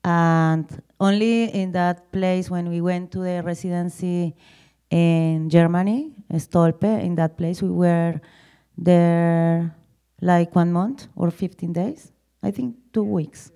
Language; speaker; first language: English; non-native, learner; Spanish